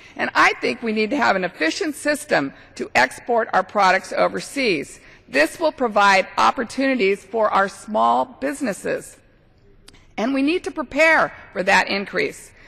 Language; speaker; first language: English; native; English